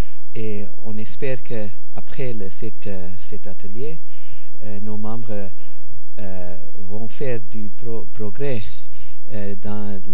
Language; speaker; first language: French; non-native, fluent; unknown